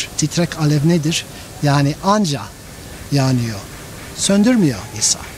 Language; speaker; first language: Turkish; non-native, fluent; English